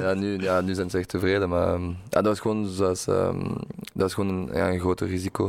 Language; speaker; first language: Dutch; non-native, local second language; French